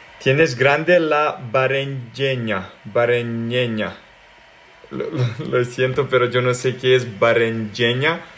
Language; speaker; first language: Spanish; non-native, learner; Serbian